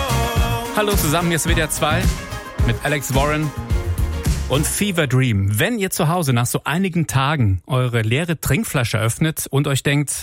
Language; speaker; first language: German; native; German